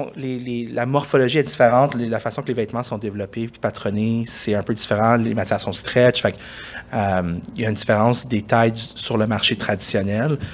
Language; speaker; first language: French; early bilingual, other home language; Persian